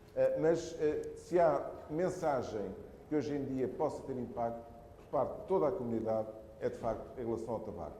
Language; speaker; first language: Portuguese; native; Portuguese